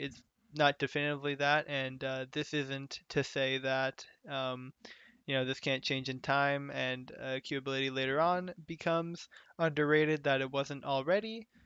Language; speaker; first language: English; native; English